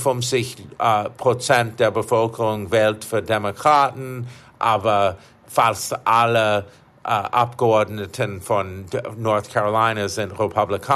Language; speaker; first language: German; non-native, fluent; English